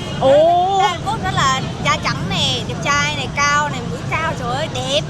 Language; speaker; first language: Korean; non-native, fluent; Vietnamese